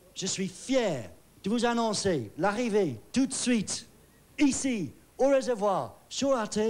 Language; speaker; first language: French; non-native, fluent; English